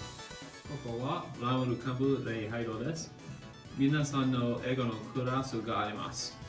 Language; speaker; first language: Japanese; non-native, learner; English